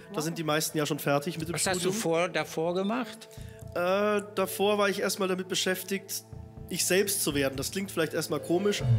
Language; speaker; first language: German; native; German